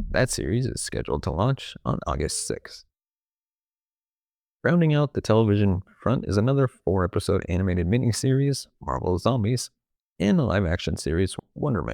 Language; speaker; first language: English; native; English